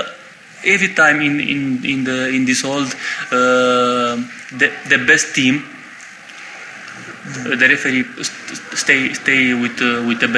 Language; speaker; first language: English; non-native, learner; Romanian